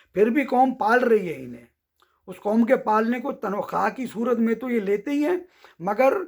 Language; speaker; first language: Urdu; native; Urdu